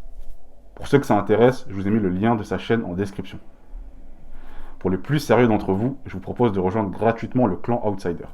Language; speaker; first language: French; native; French